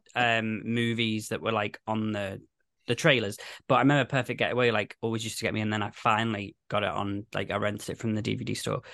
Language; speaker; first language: English; native; English